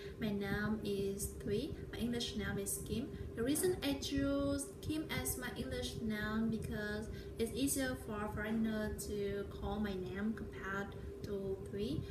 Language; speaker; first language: English; non-native, learner; Vietnamese